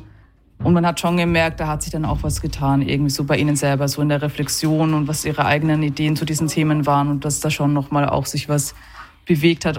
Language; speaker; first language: German; native; German